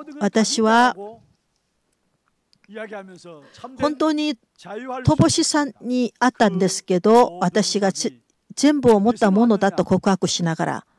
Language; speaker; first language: Japanese; non-native, fluent; Korean